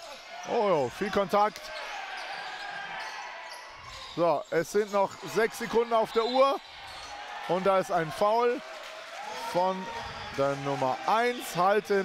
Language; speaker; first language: German; native; German